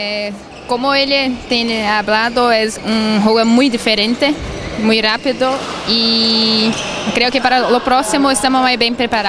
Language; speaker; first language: Spanish; non-native, fluent; Portuguese